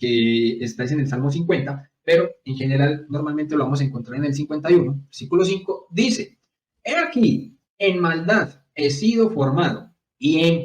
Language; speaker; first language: Spanish; native; Spanish